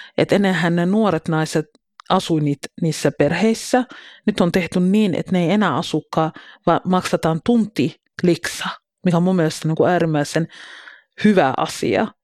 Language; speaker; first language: Finnish; early bilingual, other home language; Somali